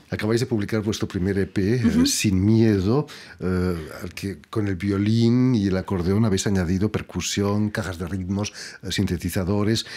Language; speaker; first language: Spanish; native; Spanish